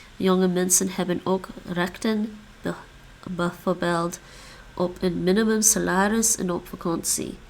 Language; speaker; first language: Dutch; non-native, learner; English